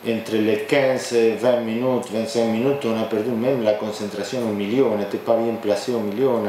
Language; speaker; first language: French; non-native, fluent; Spanish